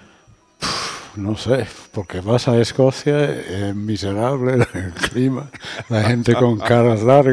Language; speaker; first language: Spanish; non-native, fluent; English